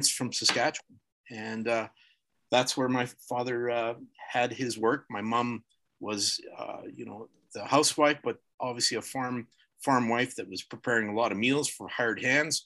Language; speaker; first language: English; native; English